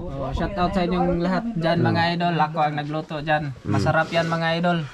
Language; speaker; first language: Filipino; non-native, local second language; Cebuano